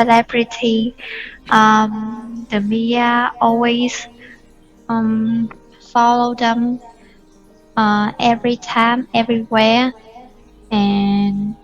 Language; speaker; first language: English; non-native, learner; Vietnamese